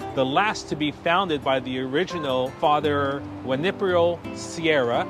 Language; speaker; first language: English; native; English